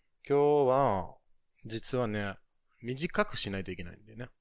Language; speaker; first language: Japanese; non-native, fluent; English